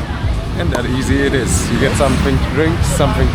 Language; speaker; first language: English; non-native, fluent; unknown